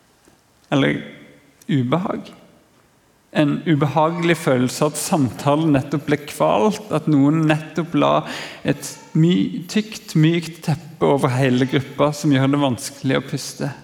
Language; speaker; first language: Norwegian; native; Norwegian